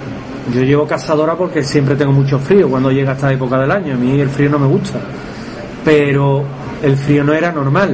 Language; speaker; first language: Spanish; native; Spanish